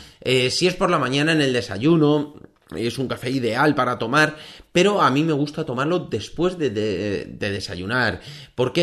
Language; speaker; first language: Spanish; native; Spanish